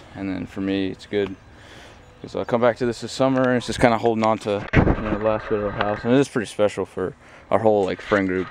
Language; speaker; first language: English; native; English